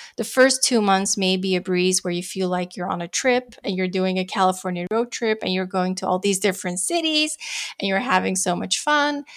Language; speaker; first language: English; non-native, fluent; Dutch